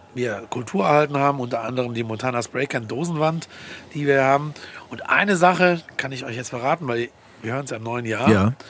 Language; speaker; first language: German; native; German